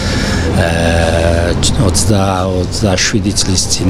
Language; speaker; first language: Georgian; early bilingual, heritage; Georgian